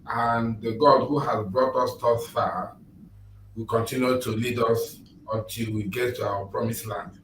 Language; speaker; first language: English; non-native, local second language; Igbo